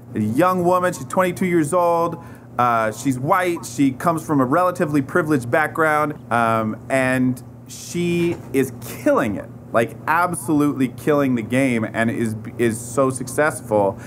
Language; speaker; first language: English; native; English